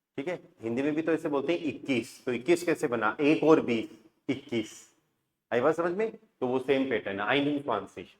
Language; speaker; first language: Hindi; native; Hindi